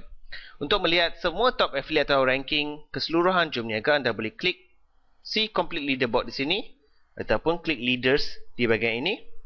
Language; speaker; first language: Malay; native; Malay